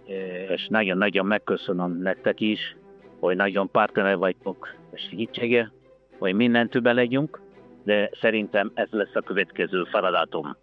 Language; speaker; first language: Hungarian; non-native, learner; Italian